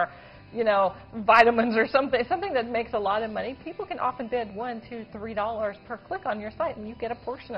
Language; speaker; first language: English; native; English